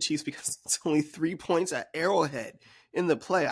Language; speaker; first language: English; native; English